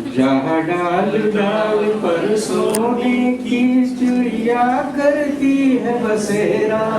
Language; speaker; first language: Hindi; non-native, local second language; Marathi